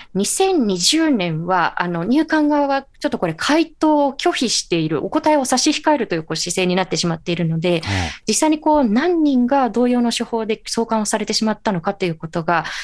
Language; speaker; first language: Japanese; native; Japanese